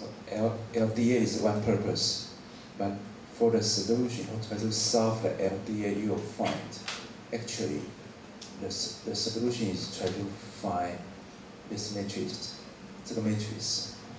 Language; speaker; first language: English; non-native, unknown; Chinese